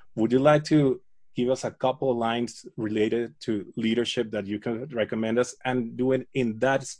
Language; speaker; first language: English; non-native, fluent; Spanish